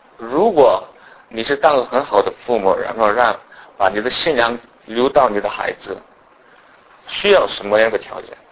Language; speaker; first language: Chinese; non-native, fluent; Korean